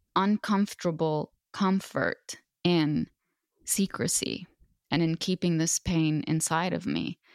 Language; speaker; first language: English; non-native, fluent; Arabic